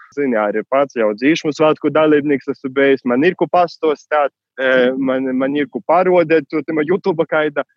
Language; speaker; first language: Latvian; non-native, fluent; Russian